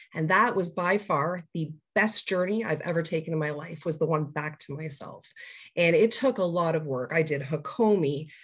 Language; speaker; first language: English; native; English